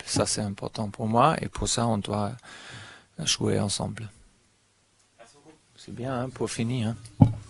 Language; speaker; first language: French; non-native, fluent; German